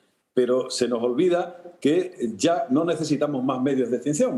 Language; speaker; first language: Spanish; native; Spanish